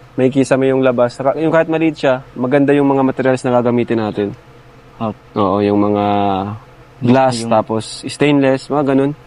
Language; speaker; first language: Filipino; non-native, local second language; Iloko